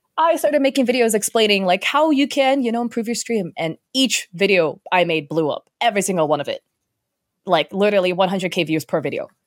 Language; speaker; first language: English; early bilingual, other home language; Chinese